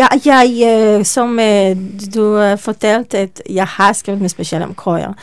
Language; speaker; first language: Danish; non-native, learner; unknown